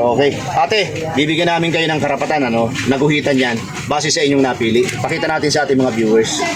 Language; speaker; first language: Filipino; non-native, local second language; Bikol